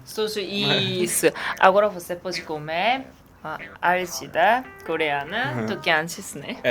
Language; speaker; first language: Portuguese; non-native, learner; Korean